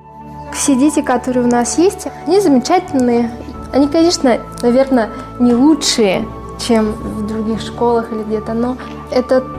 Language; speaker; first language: Russian; native; Russian